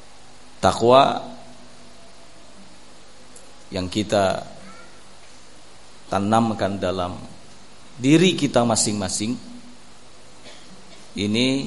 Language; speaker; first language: Indonesian; native; Indonesian